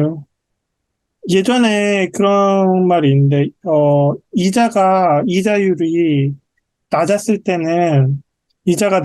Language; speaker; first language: Korean; native; Korean